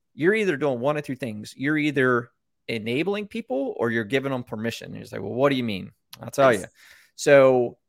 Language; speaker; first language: English; native; English